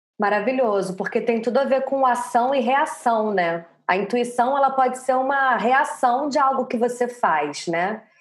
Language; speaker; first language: Portuguese; native; Portuguese